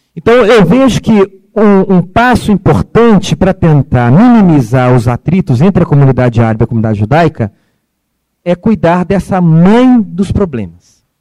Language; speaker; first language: Portuguese; early bilingual, other home language; Arabic